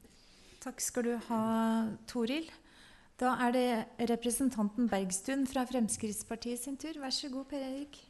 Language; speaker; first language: Norwegian; native; Norwegian